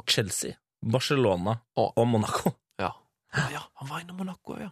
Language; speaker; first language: Norwegian; native; Norwegian